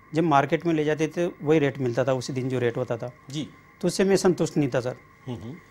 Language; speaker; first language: Hindi; native; Hindi